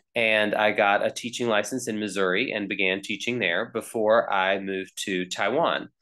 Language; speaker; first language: English; native; English